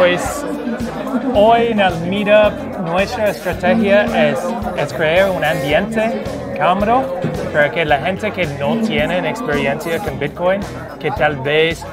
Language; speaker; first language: Spanish; non-native, fluent; English